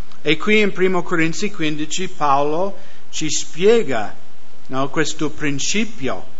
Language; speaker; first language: Italian; non-native, fluent; English